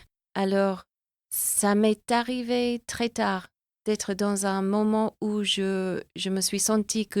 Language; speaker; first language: French; non-native, fluent; English